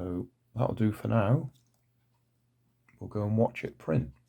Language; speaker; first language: English; native; English